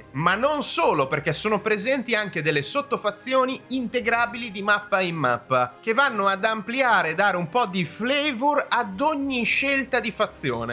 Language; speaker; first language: Italian; native; Italian